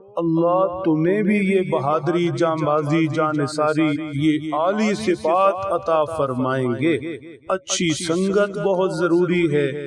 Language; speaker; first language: Urdu; native; Urdu